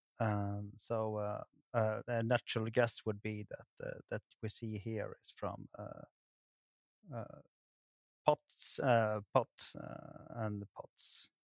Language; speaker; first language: English; non-native, fluent; Swedish